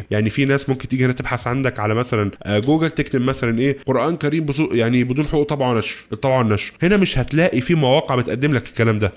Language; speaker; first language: Arabic; native; Arabic